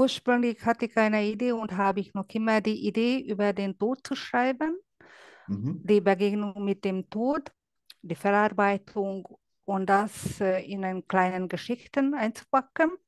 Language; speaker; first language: German; non-native, fluent; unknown